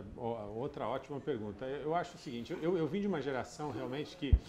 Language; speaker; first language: Portuguese; native; Portuguese